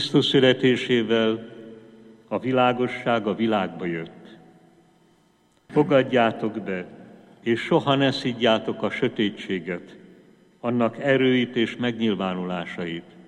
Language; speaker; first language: Hungarian; native; Hungarian